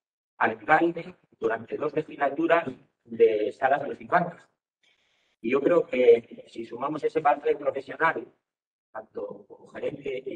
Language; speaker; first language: Spanish; native; Spanish